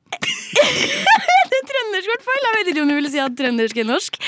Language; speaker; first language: Norwegian; native; Norwegian